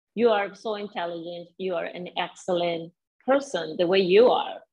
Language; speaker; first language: English; non-native, fluent; Spanish